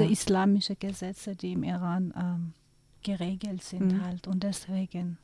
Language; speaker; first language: German; non-native, fluent; Persian